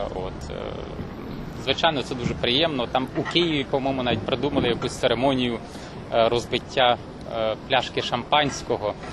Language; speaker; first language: Ukrainian; native; Ukrainian